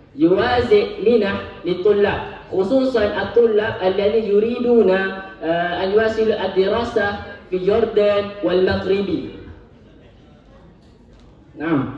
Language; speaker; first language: Arabic; non-native, learner; Malay